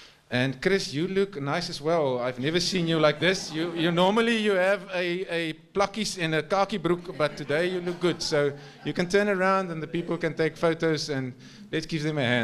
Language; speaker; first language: English; non-native, local second language; Afrikaans